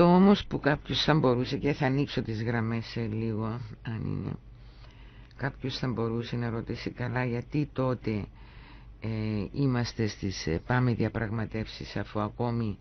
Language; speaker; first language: Greek; native; Greek